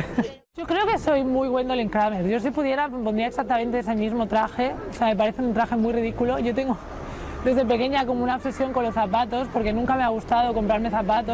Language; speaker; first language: Spanish; native; Spanish